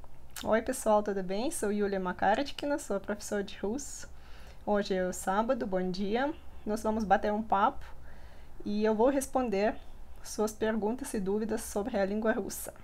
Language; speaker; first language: Portuguese; non-native, fluent; Russian